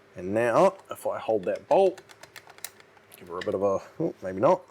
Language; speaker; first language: English; native; English